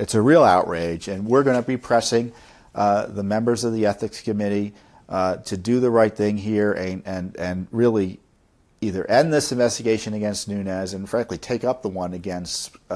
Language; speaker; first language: English; native; English